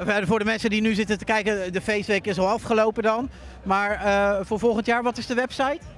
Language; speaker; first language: Dutch; native; Dutch